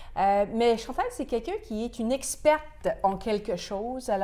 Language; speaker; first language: French; native; French